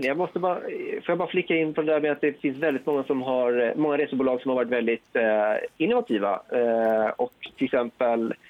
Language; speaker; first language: Swedish; native; Swedish